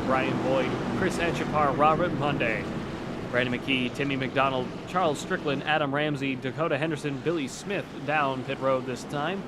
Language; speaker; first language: English; native; English